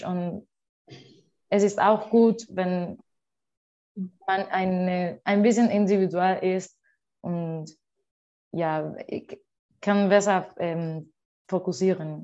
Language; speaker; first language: German; non-native, learner; Spanish